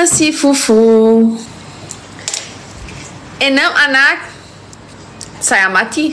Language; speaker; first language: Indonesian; non-native, learner; Portuguese